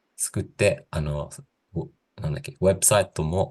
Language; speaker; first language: Japanese; non-native, learner; English